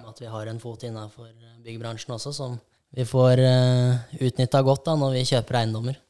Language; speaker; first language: Norwegian; native; Norwegian